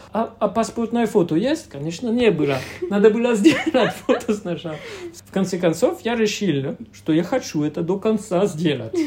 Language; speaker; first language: Russian; non-native, fluent; French